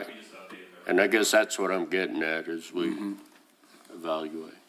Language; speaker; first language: English; native; English